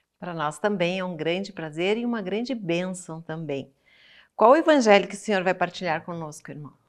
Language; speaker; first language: Portuguese; native; Portuguese